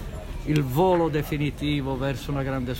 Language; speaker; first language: Italian; native; Italian